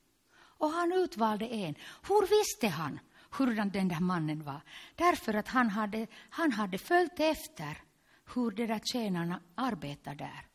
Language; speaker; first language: Swedish; non-native, local second language; Finnish